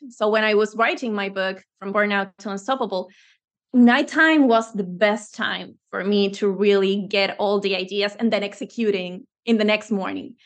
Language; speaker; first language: English; non-native, fluent; Spanish